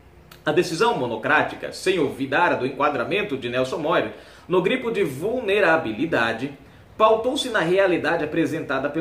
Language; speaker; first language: Portuguese; native; Portuguese